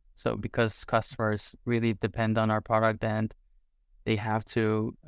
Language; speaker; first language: English; non-native, fluent; Portuguese